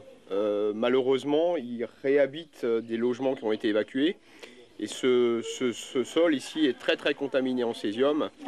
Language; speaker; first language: French; native; French